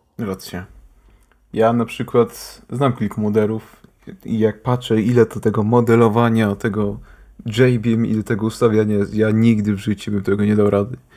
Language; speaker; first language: Polish; early bilingual, heritage; Polish